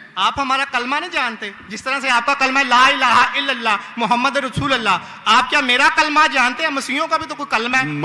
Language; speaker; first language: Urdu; non-native, local second language; Punjabi